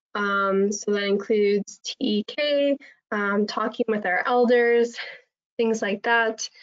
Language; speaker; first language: English; native; English